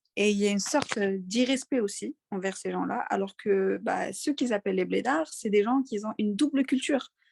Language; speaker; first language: French; early bilingual, other home language; Arabic